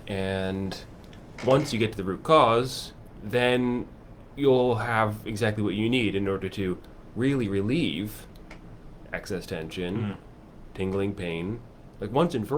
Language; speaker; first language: English; native; English